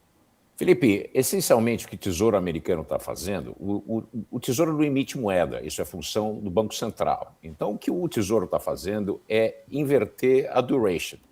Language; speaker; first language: Portuguese; native; Portuguese